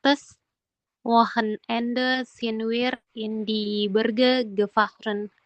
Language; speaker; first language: German; non-native, learner; Indonesian